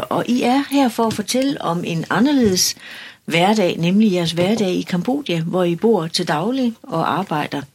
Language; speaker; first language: Danish; native; Danish